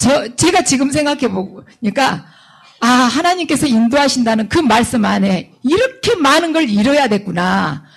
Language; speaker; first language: Korean; native; Korean